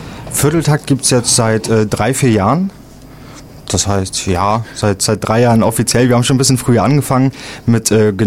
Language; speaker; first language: German; native; German